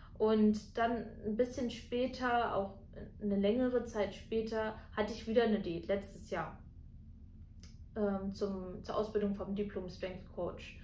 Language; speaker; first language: German; native; German